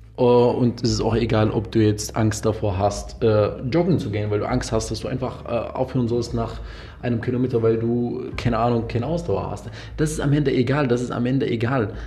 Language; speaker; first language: German; non-native, fluent; Arabic